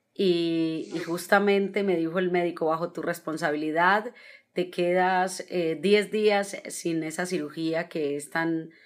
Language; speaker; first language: Spanish; native; Spanish